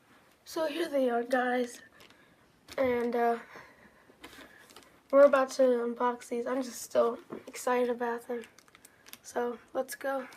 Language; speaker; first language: English; native; English